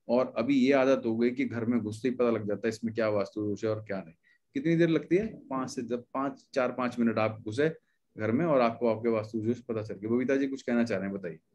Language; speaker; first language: Hindi; native; Hindi